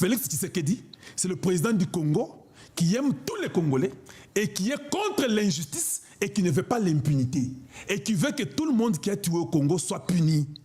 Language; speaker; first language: French; non-native, local second language; Lingala